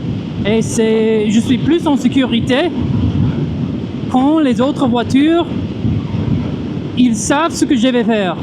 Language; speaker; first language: French; non-native, fluent; English